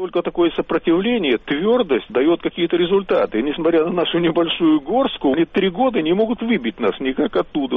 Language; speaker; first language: Russian; native; Russian